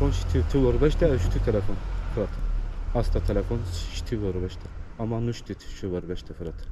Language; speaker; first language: Romanian; non-native, learner; Turkish